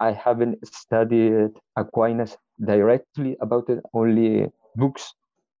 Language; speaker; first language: English; non-native, fluent; Spanish